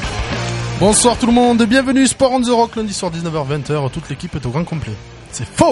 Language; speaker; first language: French; native; French